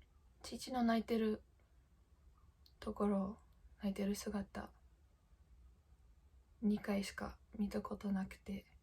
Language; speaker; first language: Japanese; non-native, fluent; English